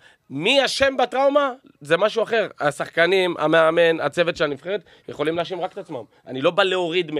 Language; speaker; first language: Hebrew; native; Hebrew